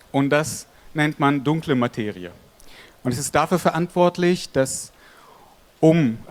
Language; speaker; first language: German; non-native, fluent; Arabic